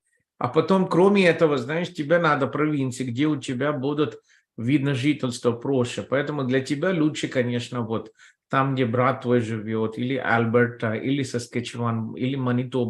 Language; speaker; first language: Russian; non-native, fluent; Telugu